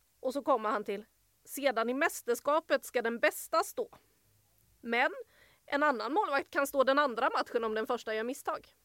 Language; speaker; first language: Swedish; native; Swedish